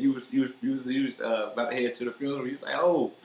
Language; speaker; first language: English; native; English